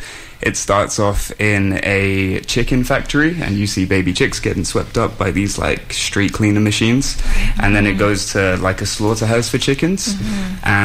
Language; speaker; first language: English; native; English